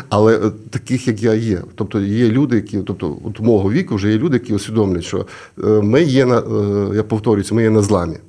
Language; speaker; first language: Ukrainian; native; Ukrainian